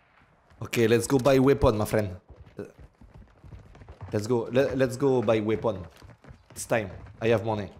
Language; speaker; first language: English; non-native, learner; French